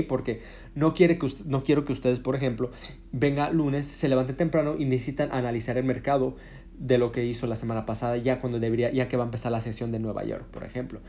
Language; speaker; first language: Spanish; early bilingual, heritage; Spanish